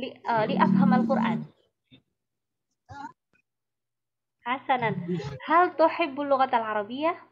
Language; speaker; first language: Arabic; non-native, fluent; Indonesian